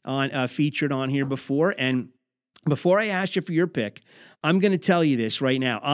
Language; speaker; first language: English; native; English